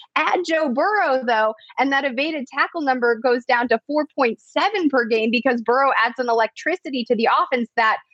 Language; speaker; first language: English; native; English